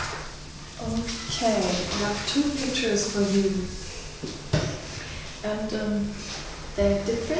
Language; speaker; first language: English; non-native, fluent; German